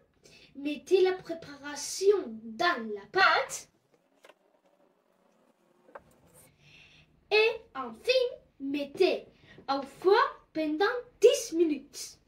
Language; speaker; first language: French; non-native, learner; Spanish